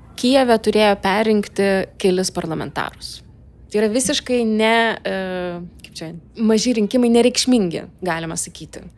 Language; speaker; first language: Lithuanian; non-native, local second language; Russian